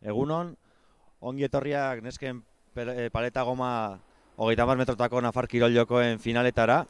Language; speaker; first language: Basque; non-native, local second language; Spanish